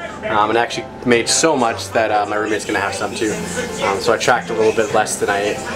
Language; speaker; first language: English; native; English